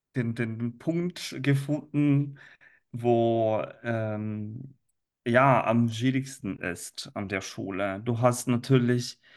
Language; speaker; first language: German; non-native, fluent; Italian